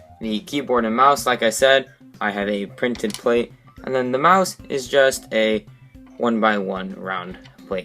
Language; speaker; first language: English; native; English